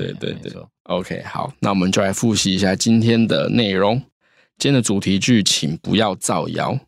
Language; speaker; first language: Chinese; native; Chinese